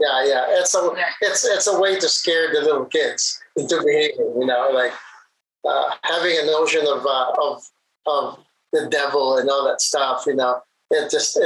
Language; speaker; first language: English; non-native, local second language; Hiligaynon